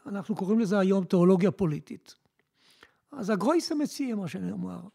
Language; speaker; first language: Hebrew; early bilingual, other home language; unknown